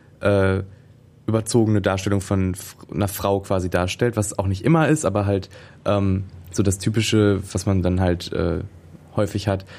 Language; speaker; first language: German; native; German